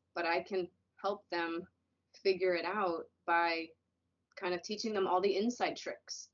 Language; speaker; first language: English; native; English